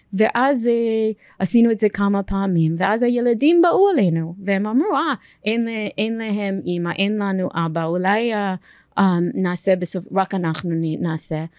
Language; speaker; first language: Hebrew; non-native, fluent; English